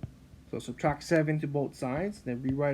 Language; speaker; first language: English; native; English